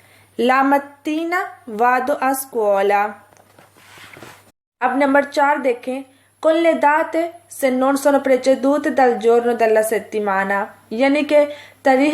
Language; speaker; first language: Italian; non-native, fluent; Urdu